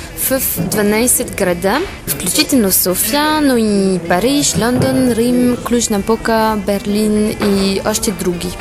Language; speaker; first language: Bulgarian; non-native, learner; French